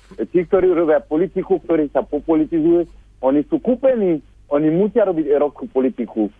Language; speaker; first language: Slovak; non-native, fluent; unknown